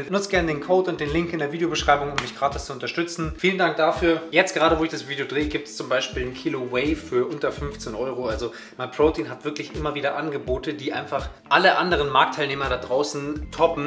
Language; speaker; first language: German; native; German